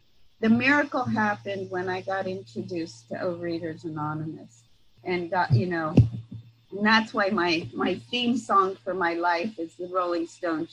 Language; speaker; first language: English; native; English